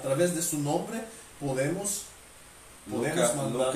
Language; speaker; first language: Spanish; non-native, fluent; Bulgarian